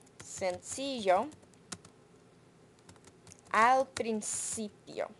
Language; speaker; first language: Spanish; non-native, learner; English